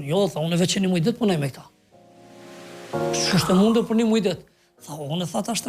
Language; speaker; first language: Albanian; native; Albanian